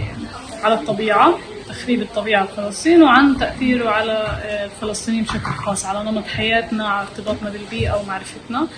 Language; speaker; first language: Arabic; native; Arabic